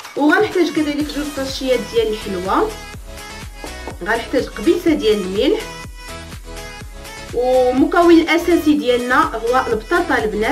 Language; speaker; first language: Arabic; native; Arabic